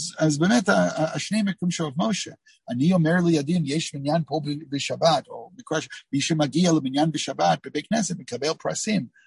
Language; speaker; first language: Hebrew; non-native, fluent; English